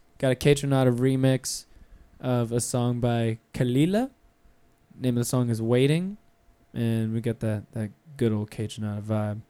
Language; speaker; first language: English; native; English